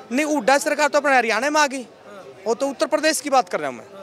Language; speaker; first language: Hindi; native; Hindi